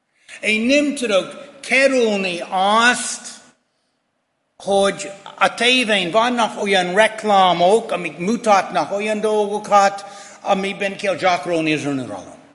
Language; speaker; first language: Hungarian; non-native, fluent; English